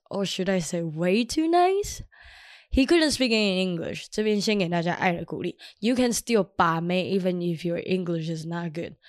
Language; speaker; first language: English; non-native, fluent; Chinese